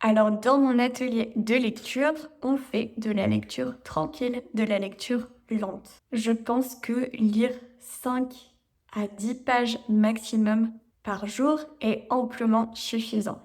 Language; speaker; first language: French; native; French